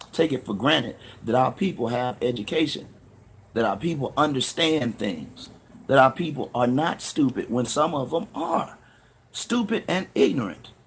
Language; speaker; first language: English; native; English